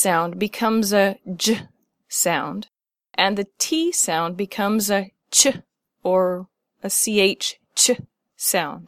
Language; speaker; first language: English; native; English